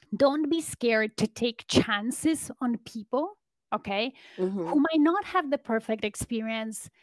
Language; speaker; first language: English; non-native, fluent; Polish